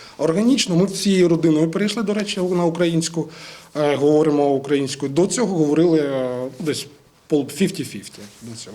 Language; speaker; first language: Ukrainian; non-native, local second language; Russian